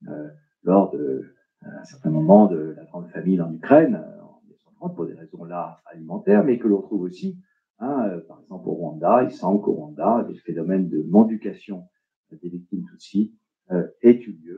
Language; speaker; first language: French; native; French